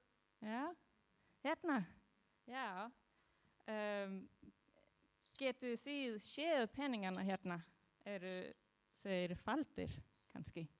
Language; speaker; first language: Icelandic; non-native, learner; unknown